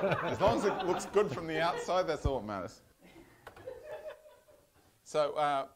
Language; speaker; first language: English; native; English